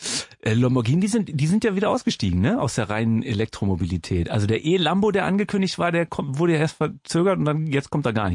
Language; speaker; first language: German; native; German